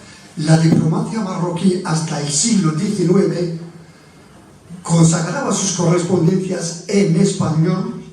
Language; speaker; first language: Spanish; non-native, fluent; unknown